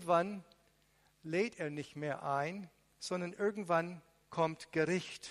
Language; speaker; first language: German; non-native, fluent; Arabic